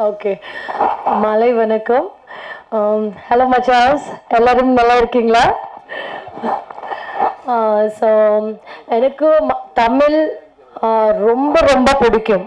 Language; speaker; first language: Tamil; non-native, learner; Kannada